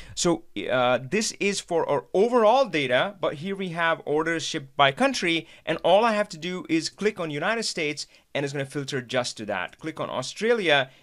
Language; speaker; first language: English; non-native, local second language; Hindi